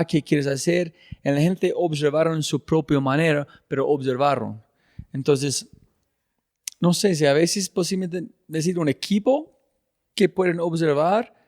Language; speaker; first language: Spanish; non-native, fluent; English